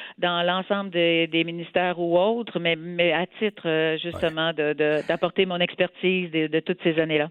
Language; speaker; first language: French; native; French